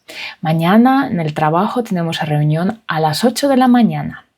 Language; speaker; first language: Spanish; non-native, fluent; Russian